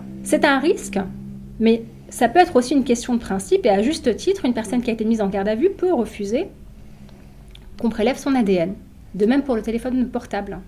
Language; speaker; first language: French; native; French